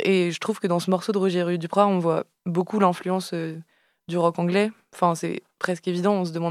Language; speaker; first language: French; native; French